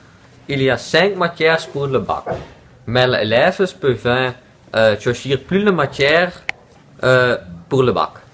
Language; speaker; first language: French; non-native, learner; Dutch